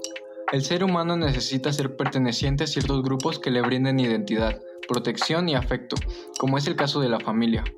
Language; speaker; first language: Spanish; native; Spanish